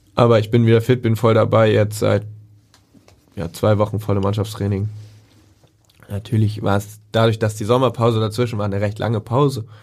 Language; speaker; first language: German; native; German